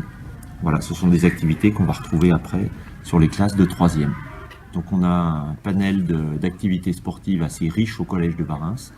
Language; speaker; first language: French; native; French